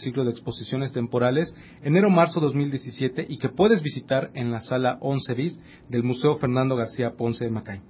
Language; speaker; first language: Spanish; native; Spanish